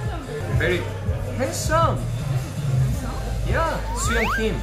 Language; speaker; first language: English; non-native, learner; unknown